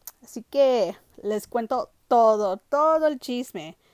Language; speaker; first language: Spanish; early bilingual, heritage; Spanish